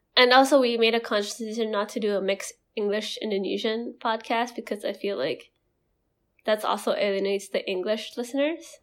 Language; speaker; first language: English; non-native, fluent; Indonesian